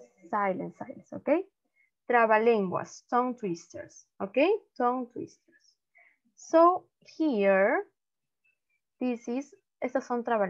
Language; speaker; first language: English; non-native, learner; Spanish